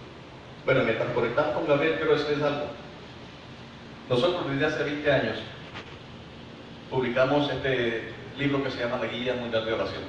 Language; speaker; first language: Spanish; native; Spanish